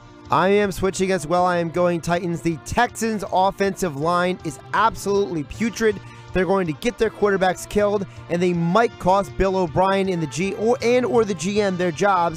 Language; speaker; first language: English; native; English